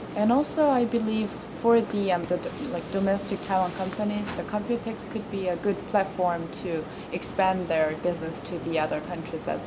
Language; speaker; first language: English; non-native, fluent; Korean